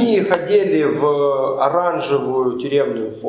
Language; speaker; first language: Polish; non-native, learner; Russian